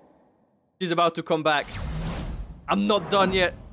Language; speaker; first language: English; native; English